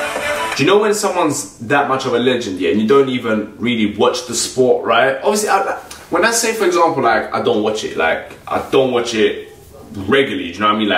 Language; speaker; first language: English; native; English